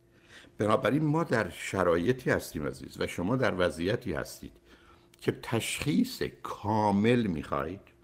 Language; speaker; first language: Persian; native; Persian